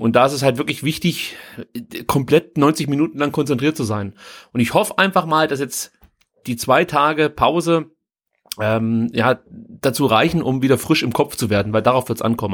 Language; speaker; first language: German; native; German